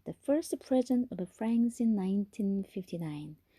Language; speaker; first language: English; non-native, fluent; Korean